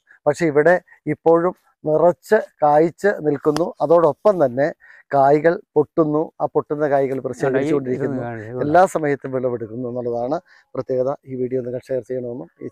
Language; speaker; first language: Malayalam; native; Malayalam